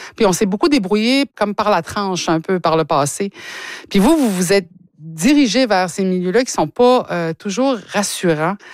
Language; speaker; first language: French; native; French